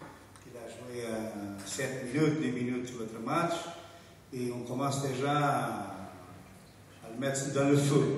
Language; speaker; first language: French; non-native, fluent; Portuguese